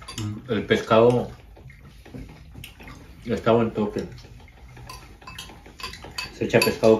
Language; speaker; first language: Spanish; native; Spanish